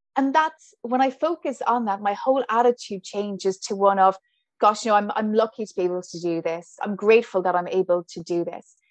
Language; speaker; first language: English; native; English